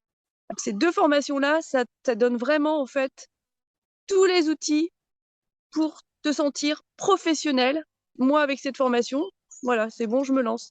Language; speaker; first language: French; native; French